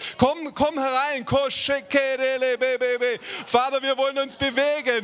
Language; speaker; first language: German; native; German